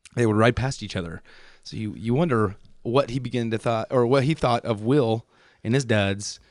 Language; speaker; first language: English; early bilingual, other home language; German